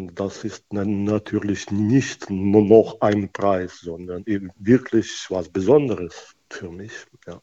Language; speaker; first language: German; non-native, fluent; Russian